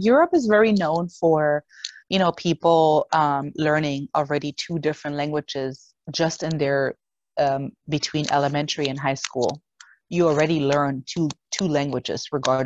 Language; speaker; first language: English; non-native, fluent; German